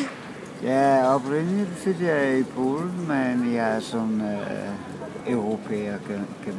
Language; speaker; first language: Danish; non-native, fluent; Polish